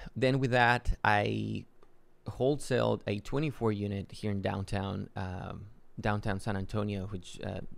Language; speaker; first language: English; non-native, fluent; Spanish